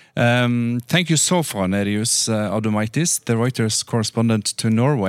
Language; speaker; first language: English; non-native, fluent; Norwegian